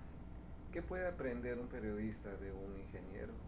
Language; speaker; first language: Spanish; non-native, fluent; Portuguese